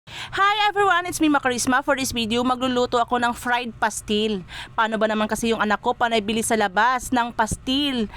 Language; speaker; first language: Filipino; non-native, local second language; Cebuano